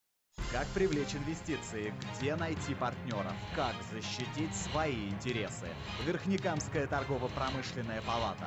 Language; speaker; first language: Russian; native; Russian